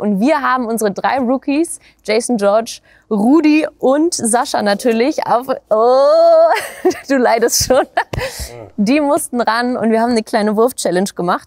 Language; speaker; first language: German; native; German